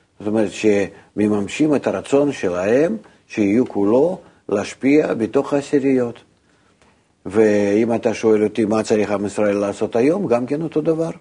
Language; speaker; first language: Hebrew; non-native, fluent; Russian